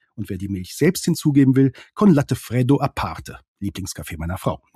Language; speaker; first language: German; native; German